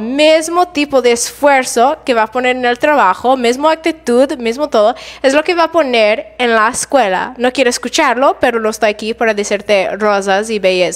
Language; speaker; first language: Spanish; non-native, fluent; English